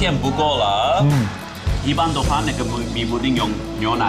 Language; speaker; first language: Chinese; non-native, fluent; Turkish